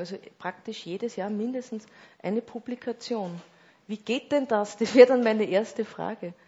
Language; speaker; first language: German; native; German